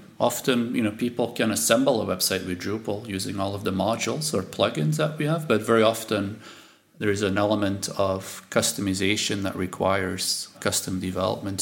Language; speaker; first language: English; non-native, fluent; Dutch